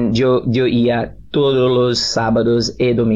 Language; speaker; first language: Spanish; non-native, learner; Portuguese